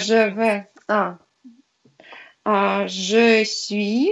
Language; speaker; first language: French; non-native, learner; Russian